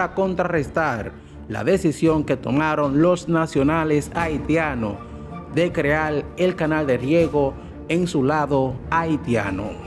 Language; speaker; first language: Spanish; native; Spanish